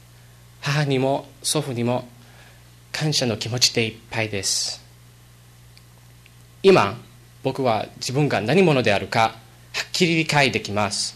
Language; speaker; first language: Japanese; non-native, learner; English